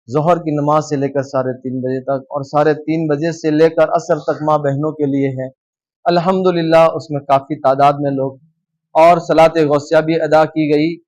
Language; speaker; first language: Urdu; non-native, local second language; Gujarati